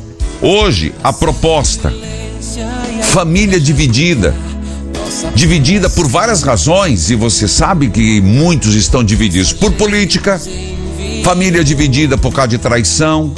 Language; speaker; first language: Portuguese; native; Portuguese